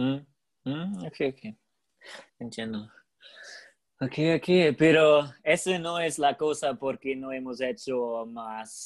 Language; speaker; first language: Spanish; non-native, learner; German